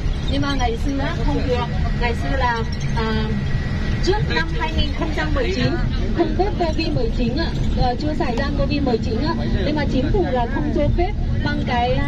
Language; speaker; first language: Vietnamese; non-native, fluent; Chinese